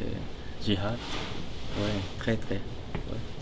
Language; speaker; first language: French; non-native, local second language; Haitian Creole